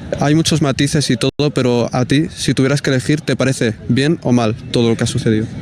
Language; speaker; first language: Spanish; native; Spanish